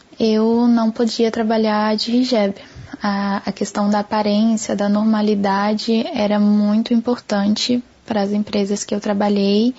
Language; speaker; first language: Portuguese; native; Portuguese